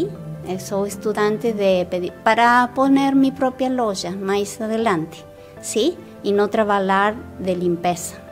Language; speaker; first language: Portuguese; non-native, learner; Spanish